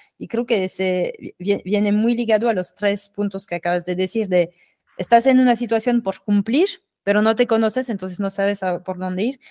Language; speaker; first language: Spanish; non-native, fluent; French